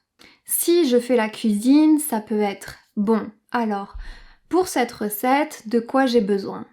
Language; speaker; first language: French; native; French